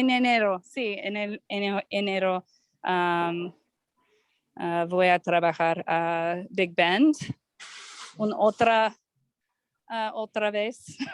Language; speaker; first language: Spanish; non-native, learner; English